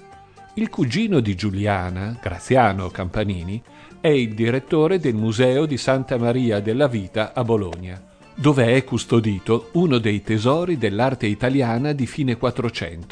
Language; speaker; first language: Italian; native; Italian